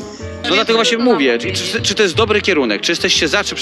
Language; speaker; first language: Polish; native; Polish